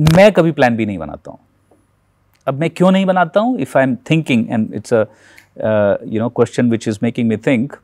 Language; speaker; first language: Hindi; native; Hindi